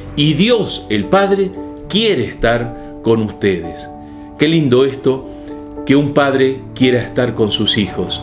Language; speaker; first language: Spanish; native; Spanish